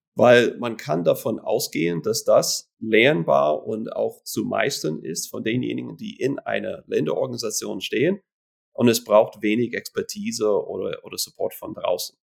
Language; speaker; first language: German; non-native, fluent; English